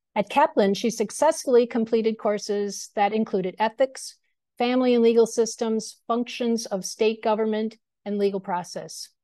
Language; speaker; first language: English; native; English